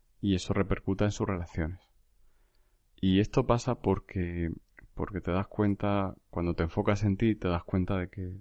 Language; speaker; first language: Spanish; native; Spanish